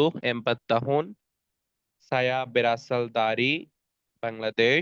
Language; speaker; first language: Indonesian; non-native, learner; Bangla